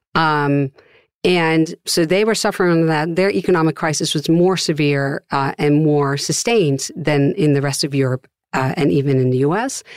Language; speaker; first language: English; non-native, fluent; Dutch